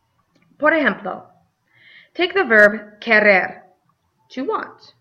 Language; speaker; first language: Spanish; non-native, fluent; English